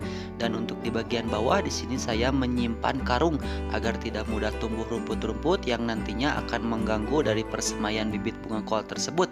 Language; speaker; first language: Indonesian; native; Indonesian